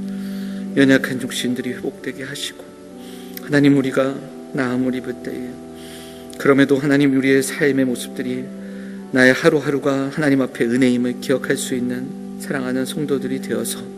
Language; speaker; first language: Korean; native; Korean